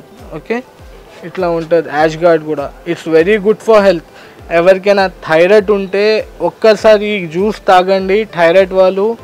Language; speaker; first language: Telugu; non-native, local second language; Urdu